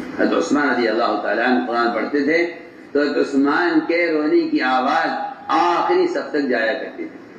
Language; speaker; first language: Urdu; native; Urdu